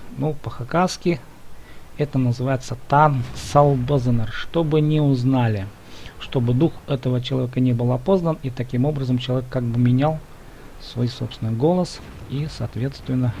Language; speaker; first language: Russian; native; Russian